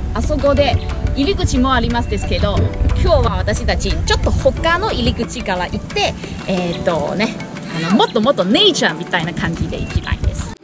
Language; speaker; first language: Japanese; non-native, learner; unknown